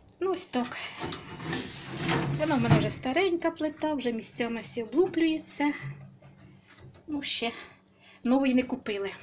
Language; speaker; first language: Ukrainian; native; Ukrainian